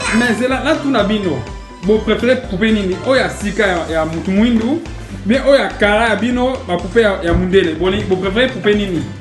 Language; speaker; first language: Lingala; non-native, fluent; French